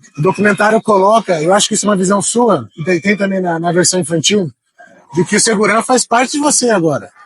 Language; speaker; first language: Portuguese; native; Portuguese